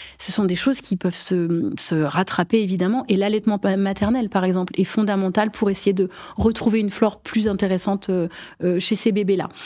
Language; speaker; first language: French; native; French